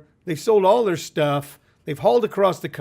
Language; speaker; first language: English; native; English